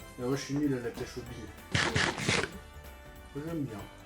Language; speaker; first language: French; native; French